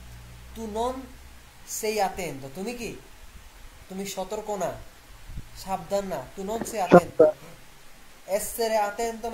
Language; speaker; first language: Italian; non-native, fluent; Bangla